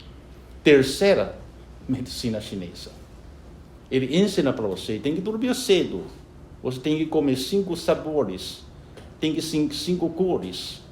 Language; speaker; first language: Portuguese; non-native, fluent; Chinese